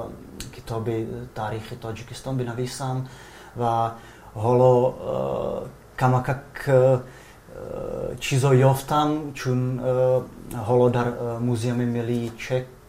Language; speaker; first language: Persian; non-native, fluent; Czech